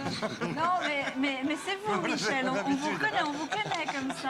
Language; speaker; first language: French; native; French